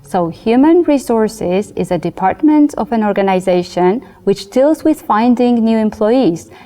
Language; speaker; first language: English; non-native, fluent; Georgian